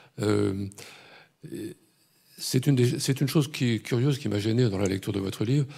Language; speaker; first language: French; native; French